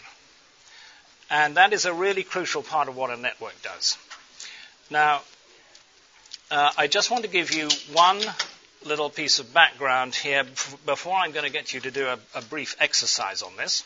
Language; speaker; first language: English; native; English